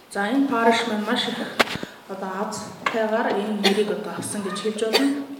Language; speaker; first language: Mongolian; native; Mongolian